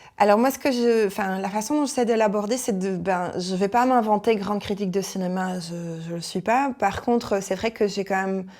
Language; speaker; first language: French; native; French